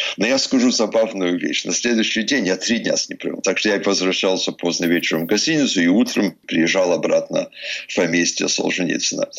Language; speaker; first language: Russian; early bilingual, heritage; English